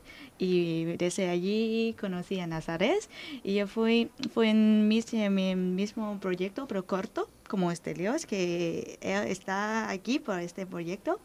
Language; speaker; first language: Spanish; non-native, learner; Thai